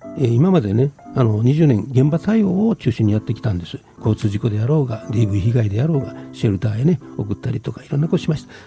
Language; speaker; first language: Japanese; native; Japanese